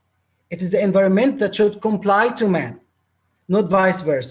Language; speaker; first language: English; non-native, local second language; Arabic